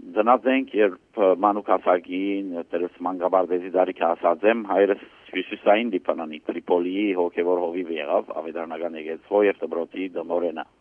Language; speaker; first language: Armenian; early bilingual, heritage; Armenian